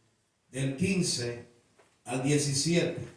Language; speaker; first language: Spanish; native; Spanish